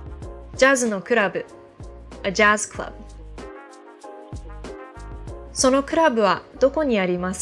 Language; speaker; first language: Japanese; non-native, fluent; English